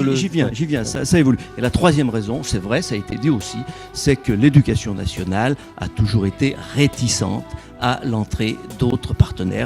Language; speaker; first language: French; native; French